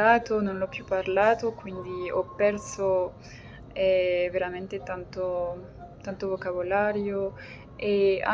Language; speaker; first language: Italian; non-native, learner; French